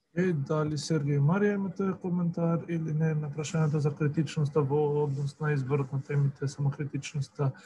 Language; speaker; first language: Macedonian; non-native, local second language; Albanian